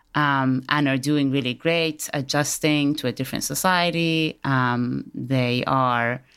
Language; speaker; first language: English; early bilingual, other home language; Persian